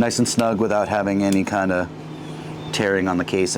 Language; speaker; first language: English; native; English